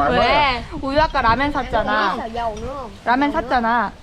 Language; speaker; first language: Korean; non-native, learner; Vietnamese